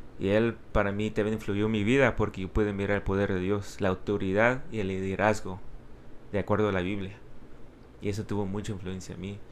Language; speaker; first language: Spanish; early bilingual, heritage; Spanish